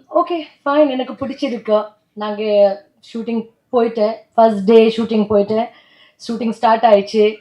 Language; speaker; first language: Tamil; non-native, learner; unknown